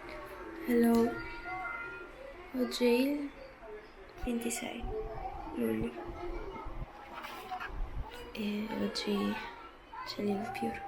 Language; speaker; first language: Italian; early bilingual, other home language; Filipino